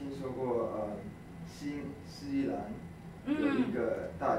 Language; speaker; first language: Chinese; early bilingual, heritage; Cantonese